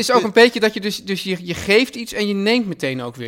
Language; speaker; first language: Dutch; native; Dutch